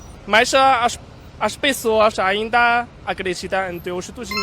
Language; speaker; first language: Portuguese; non-native, learner; Chinese